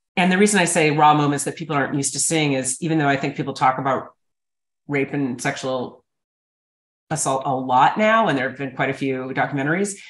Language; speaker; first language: English; native; English